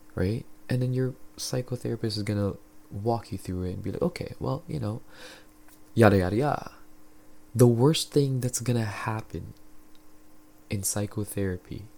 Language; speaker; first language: English; non-native, local second language; Filipino